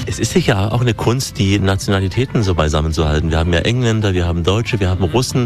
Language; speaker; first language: German; native; German